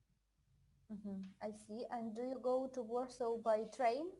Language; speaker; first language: English; non-native, fluent; Russian